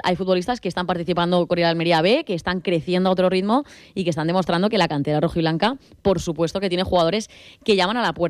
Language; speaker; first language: Spanish; native; Spanish